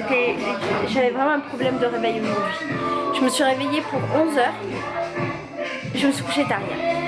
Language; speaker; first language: French; native; French